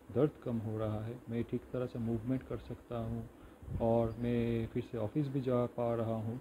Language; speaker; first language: Hindi; non-native, local second language; Bangla